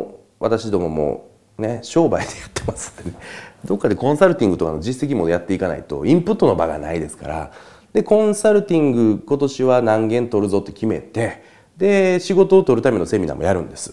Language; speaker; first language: Japanese; native; Japanese